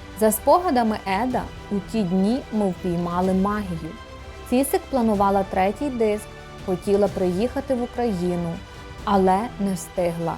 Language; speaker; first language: Ukrainian; native; Ukrainian